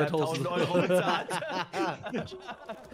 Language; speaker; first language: German; native; German